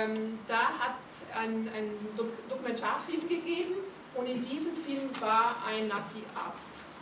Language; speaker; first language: German; non-native, fluent; Hungarian